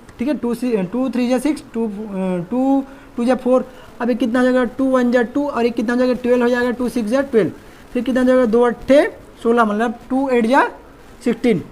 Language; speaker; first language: Hindi; native; Hindi